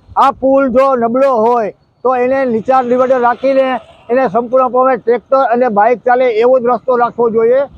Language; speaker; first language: Gujarati; native; Gujarati